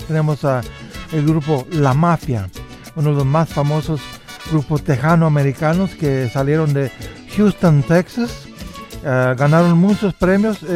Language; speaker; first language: Spanish; early bilingual, heritage; Spanish